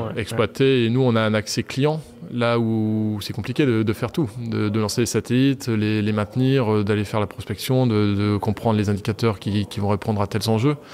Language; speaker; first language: French; native; French